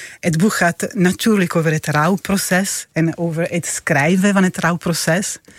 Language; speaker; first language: Dutch; non-native, fluent; Italian